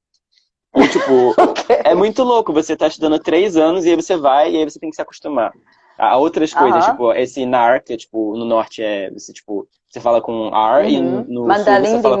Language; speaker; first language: Portuguese; native; Portuguese